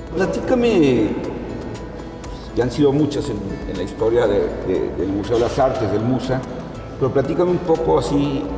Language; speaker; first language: Spanish; native; Spanish